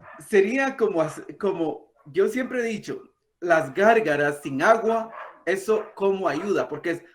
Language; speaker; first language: Spanish; non-native, local second language; Kaqchikel